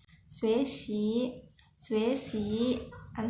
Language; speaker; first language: Chinese; non-native, learner; Indonesian